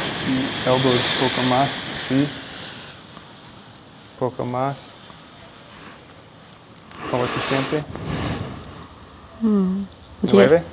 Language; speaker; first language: Spanish; non-native, learner; English